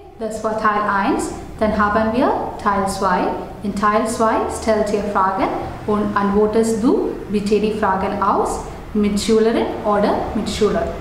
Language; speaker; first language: German; non-native, learner; Malayalam